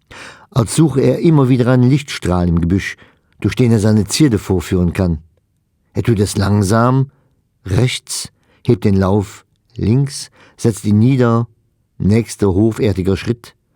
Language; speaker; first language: German; non-native, local second language; Luxembourgish